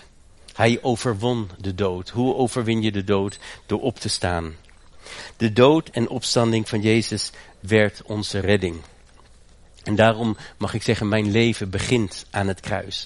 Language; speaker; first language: Dutch; native; Dutch